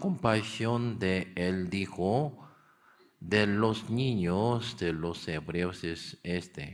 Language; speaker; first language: Spanish; non-native, learner; Korean